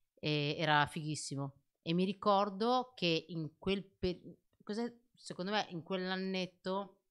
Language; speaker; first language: Italian; early bilingual, other home language; Arabic